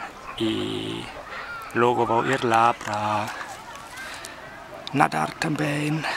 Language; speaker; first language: Portuguese; non-native, fluent; German